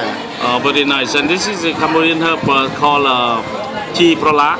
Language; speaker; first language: English; non-native, learner; Khmer